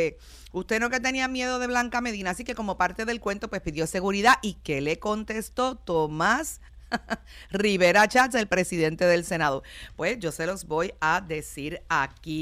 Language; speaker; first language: Spanish; native; Spanish